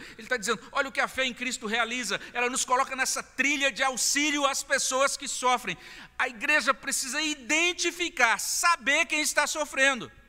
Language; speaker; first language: Portuguese; native; Portuguese